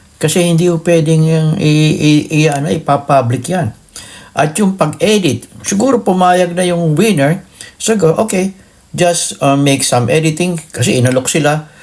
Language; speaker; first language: Filipino; native; Filipino